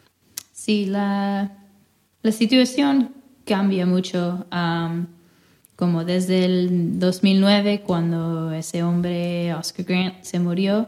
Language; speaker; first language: Spanish; non-native, fluent; English